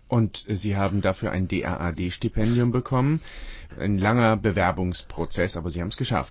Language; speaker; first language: German; native; German